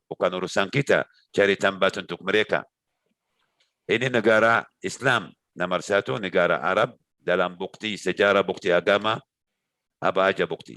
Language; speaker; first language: Indonesian; non-native, learner; Arabic